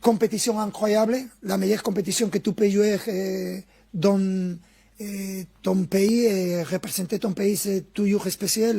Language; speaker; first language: French; non-native, fluent; Spanish